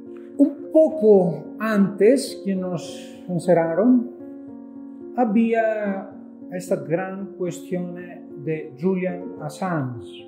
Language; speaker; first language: Spanish; non-native, fluent; Greek